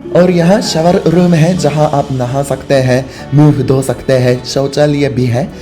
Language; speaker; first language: Hindi; non-native, fluent; Japanese